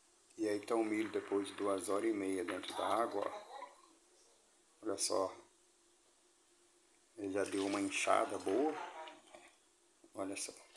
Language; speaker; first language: Portuguese; native; Portuguese